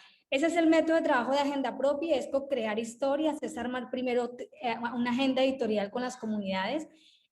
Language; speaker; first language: Spanish; native; Spanish